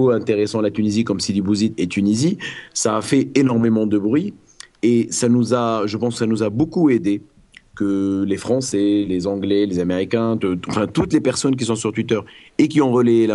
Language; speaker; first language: French; non-native, local second language; Arabic